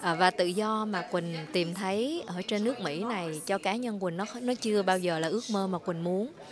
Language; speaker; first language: Vietnamese; native; Vietnamese